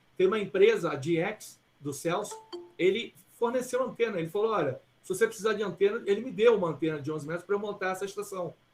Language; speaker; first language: Portuguese; early bilingual, other home language; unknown